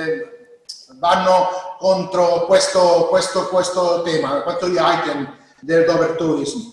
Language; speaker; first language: Italian; non-native, learner; Spanish